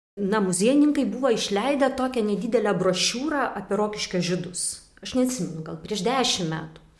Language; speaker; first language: Lithuanian; native; Lithuanian